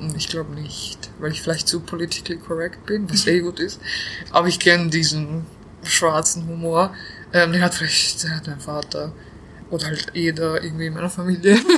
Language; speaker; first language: German; early bilingual, other home language; Bosnian